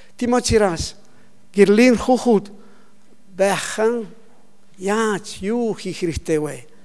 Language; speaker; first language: Mongolian; non-native, learner; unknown